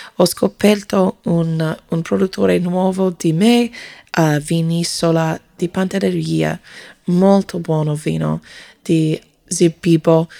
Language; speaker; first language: Italian; non-native, learner; English